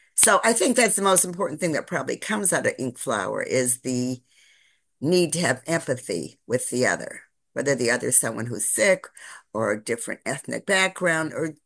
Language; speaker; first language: English; native; English